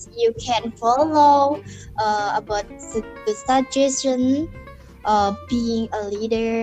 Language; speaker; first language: English; non-native, learner; Indonesian